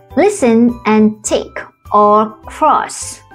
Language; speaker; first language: English; non-native, fluent; Vietnamese